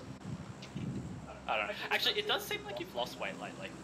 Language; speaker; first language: English; native; English